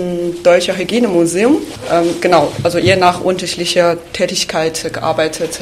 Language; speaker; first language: German; non-native, fluent; Chinese